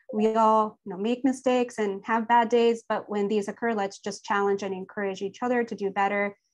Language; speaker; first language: English; native; English